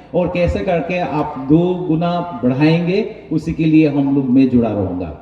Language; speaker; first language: Hindi; non-native, local second language; Bangla